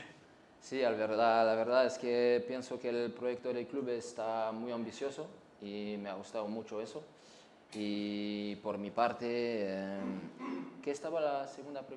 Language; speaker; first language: Spanish; non-native, learner; Arabic